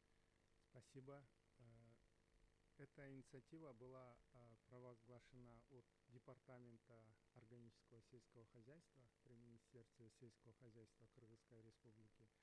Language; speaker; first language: Russian; non-native, local second language; Kyrgyz